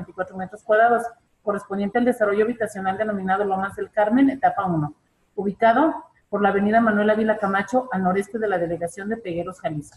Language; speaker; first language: Spanish; native; Spanish